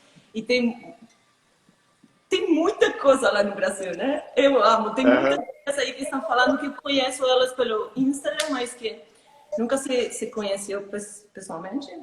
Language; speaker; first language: Portuguese; non-native, fluent; Spanish